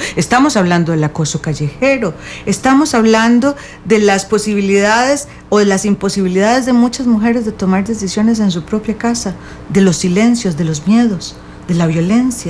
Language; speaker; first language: Spanish; native; Spanish